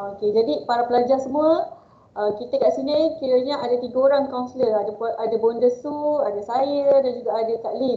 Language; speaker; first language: Malay; native; Malay